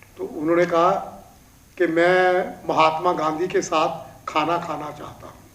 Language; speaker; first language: Hindi; non-native, local second language; Punjabi